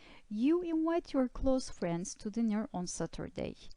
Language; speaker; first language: English; non-native, fluent; Turkish